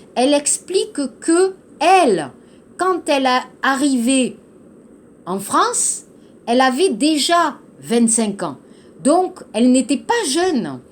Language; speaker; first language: French; native; French